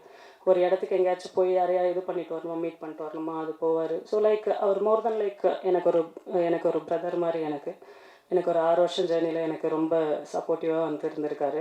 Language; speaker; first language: Tamil; native; Tamil